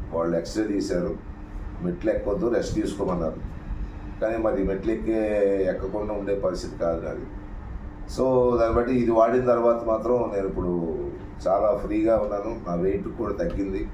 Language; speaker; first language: Telugu; native; Telugu